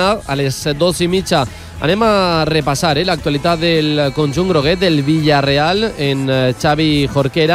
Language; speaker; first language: Catalan; native; Catalan